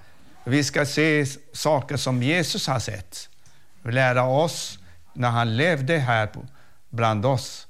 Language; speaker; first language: Swedish; non-native, fluent; Arabic